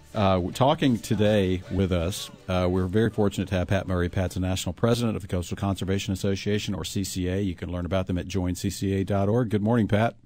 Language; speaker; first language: English; native; English